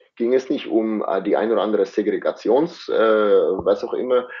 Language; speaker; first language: German; non-native, fluent; Afrikaans